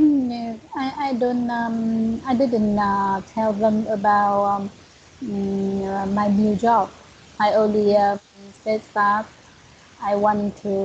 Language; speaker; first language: English; non-native, learner; Vietnamese